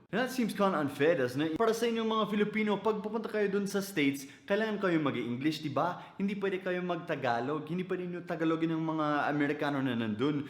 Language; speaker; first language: Filipino; non-native, fluent; English